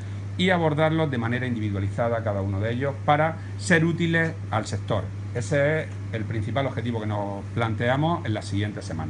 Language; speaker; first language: Spanish; native; Spanish